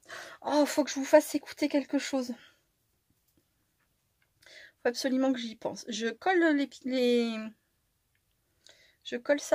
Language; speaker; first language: French; native; French